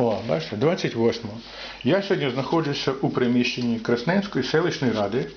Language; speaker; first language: Ukrainian; native; Ukrainian